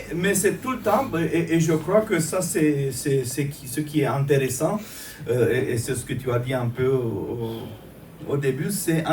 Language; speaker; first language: French; non-native, fluent; Romanian